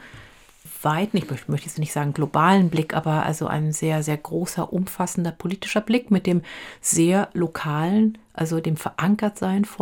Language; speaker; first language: German; native; German